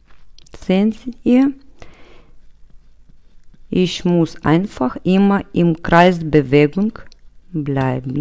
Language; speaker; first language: German; non-native, learner; Russian